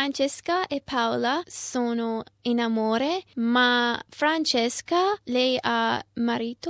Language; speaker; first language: Italian; non-native, learner; Persian